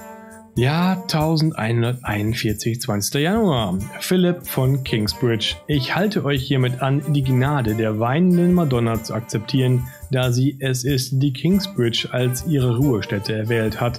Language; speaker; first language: German; native; German